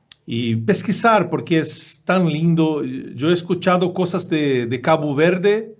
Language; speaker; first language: Spanish; non-native, fluent; Portuguese